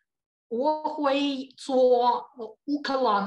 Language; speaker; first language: Chinese; non-native, learner; Ukrainian